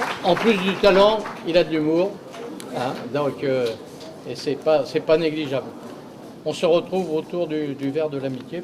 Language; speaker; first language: French; native; French